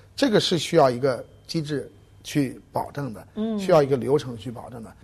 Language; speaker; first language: Chinese; native; Chinese